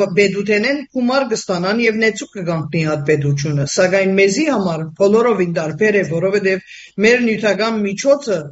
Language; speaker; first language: Armenian; early bilingual, heritage; Armenian